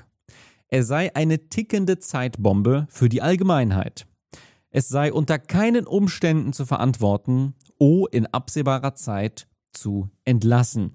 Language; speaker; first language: German; native; German